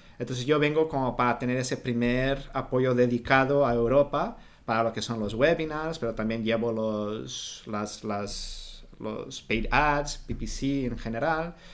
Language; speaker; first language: Spanish; non-native, fluent; Portuguese